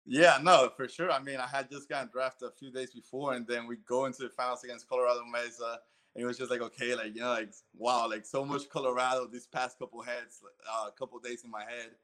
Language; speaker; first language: English; early bilingual, other home language; Spanish